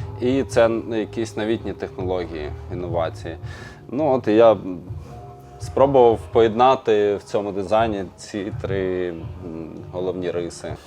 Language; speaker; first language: Ukrainian; native; Ukrainian